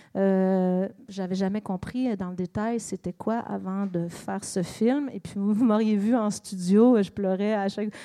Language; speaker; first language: French; native; French